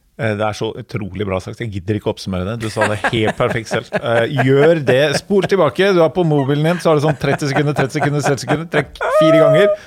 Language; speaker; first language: Norwegian; native; Norwegian